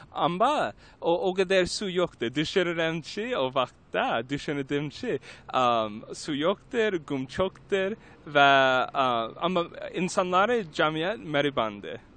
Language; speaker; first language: Turkish; non-native, learner; English